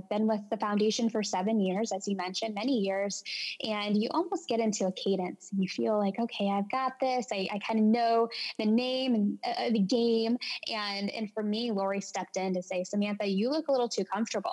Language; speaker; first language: English; native; English